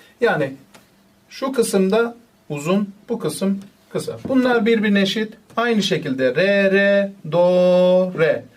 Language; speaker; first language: Turkish; native; Turkish